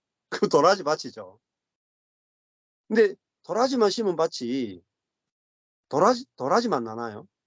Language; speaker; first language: Korean; native; Korean